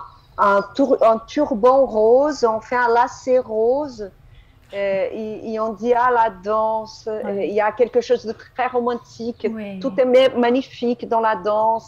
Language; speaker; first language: French; non-native, fluent; Portuguese